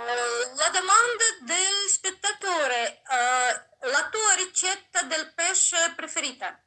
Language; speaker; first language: Italian; non-native, learner; Russian